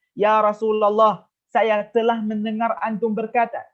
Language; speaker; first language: Indonesian; non-native, fluent; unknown